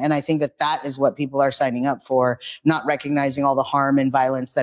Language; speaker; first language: English; native; English